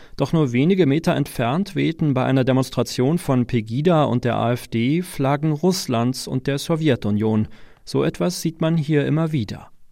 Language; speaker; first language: German; native; German